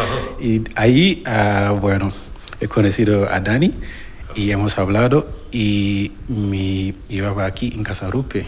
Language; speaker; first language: Spanish; non-native, fluent; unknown